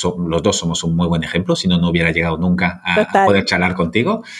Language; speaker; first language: Spanish; non-native, fluent; French